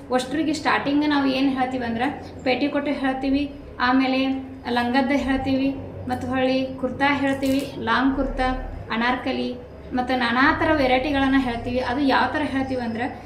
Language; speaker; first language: Kannada; native; Kannada